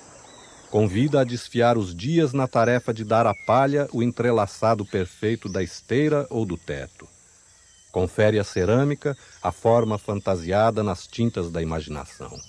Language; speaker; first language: Portuguese; native; Portuguese